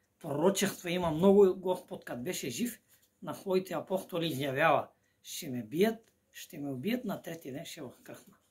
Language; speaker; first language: Bulgarian; non-native, local second language; Turkish